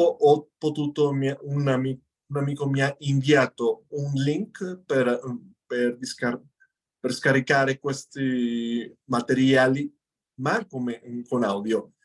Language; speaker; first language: Italian; non-native, fluent; Spanish